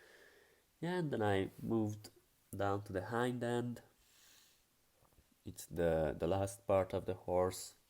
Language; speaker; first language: English; non-native, fluent; Hungarian